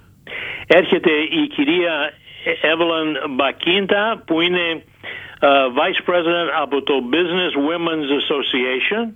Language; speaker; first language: Greek; early bilingual, heritage; Greek